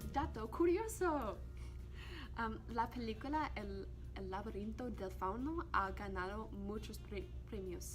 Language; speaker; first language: Spanish; non-native, learner; English